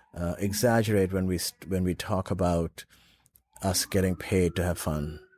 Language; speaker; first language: English; non-native, local second language; Urdu